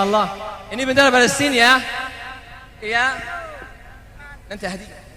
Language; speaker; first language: Indonesian; non-native, fluent; Arabic